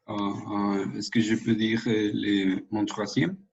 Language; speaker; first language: French; non-native, learner; Spanish